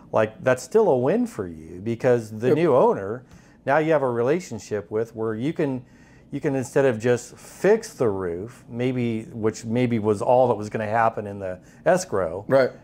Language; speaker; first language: English; native; English